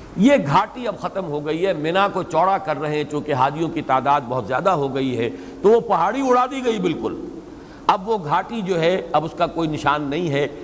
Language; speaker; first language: Urdu; native; Urdu